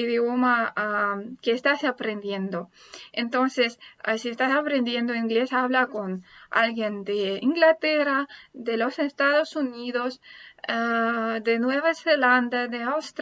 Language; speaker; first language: Spanish; non-native, fluent; Russian